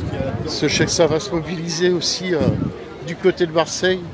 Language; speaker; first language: French; native; French